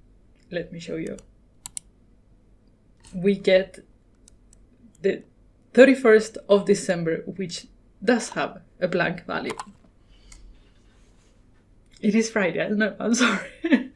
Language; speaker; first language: English; non-native, fluent; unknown